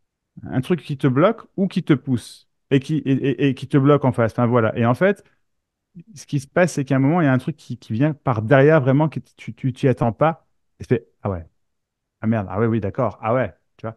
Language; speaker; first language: French; native; French